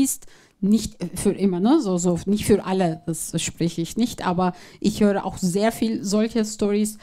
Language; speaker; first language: German; non-native, fluent; Turkish